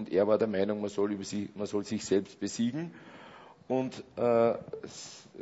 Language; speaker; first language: German; native; German